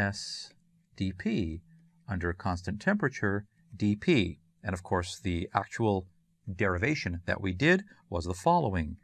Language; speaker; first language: English; native; English